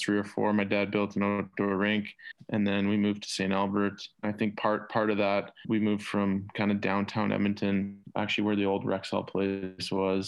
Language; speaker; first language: English; native; English